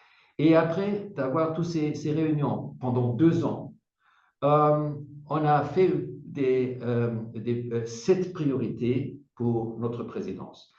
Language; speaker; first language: French; non-native, fluent; German